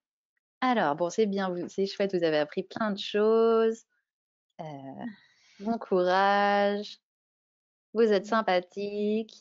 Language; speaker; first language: French; native; French